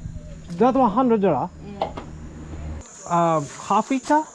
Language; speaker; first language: English; non-native, learner; Japanese